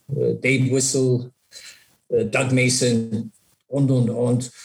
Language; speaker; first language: German; non-native, learner; English